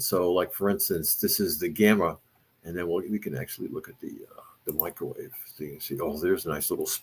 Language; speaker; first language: English; native; English